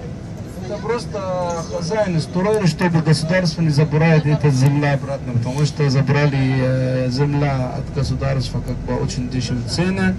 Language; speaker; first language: Russian; non-native, fluent; Arabic